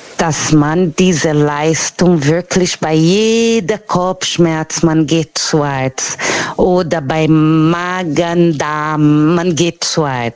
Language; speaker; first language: German; non-native, learner; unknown